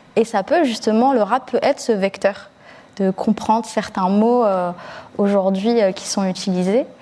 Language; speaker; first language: French; early bilingual, other home language; Arabic